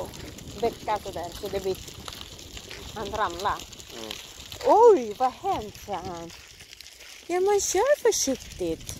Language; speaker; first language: Swedish; non-native, learner; Cebuano